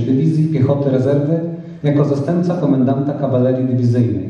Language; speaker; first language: Polish; native; Polish